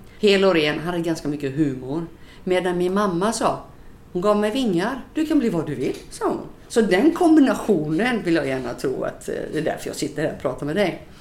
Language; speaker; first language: Swedish; native; Swedish